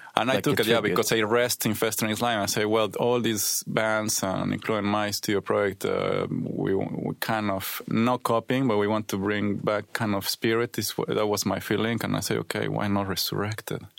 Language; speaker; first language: English; non-native, fluent; Spanish